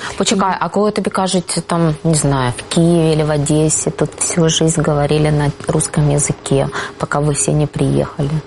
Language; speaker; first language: Ukrainian; non-native, local second language; Russian